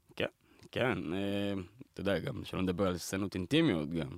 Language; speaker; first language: Hebrew; native; Hebrew